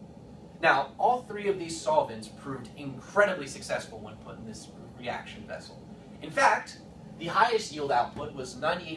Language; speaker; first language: English; native; English